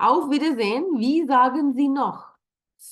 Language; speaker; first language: German; non-native, learner; Hindi